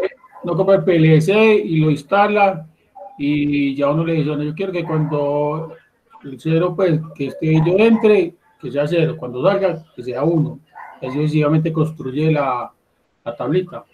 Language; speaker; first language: Spanish; native; Spanish